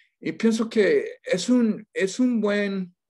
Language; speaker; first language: Spanish; non-native, learner; English